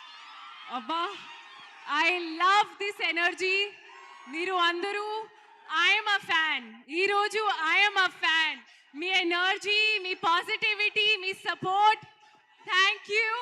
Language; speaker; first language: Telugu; non-native, learner; Hindi